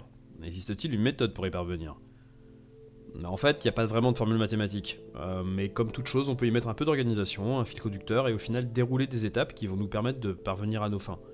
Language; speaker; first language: French; native; French